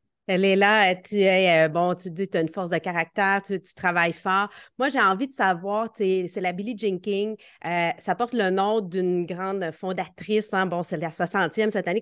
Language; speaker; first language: French; native; French